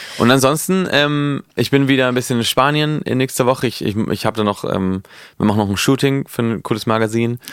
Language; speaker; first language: German; non-native, fluent; Spanish